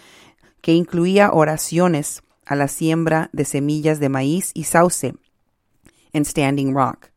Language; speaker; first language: Spanish; native; Spanish